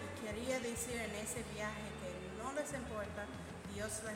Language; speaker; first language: Spanish; non-native, learner; English